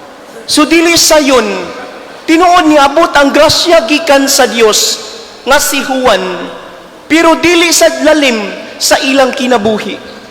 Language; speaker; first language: Cebuano; native; Cebuano